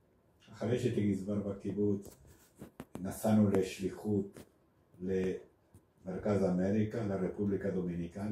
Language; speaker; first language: Hebrew; non-native, fluent; Spanish